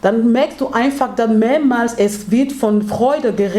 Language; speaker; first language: German; non-native, learner; French